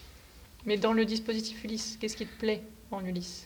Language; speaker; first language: French; native; French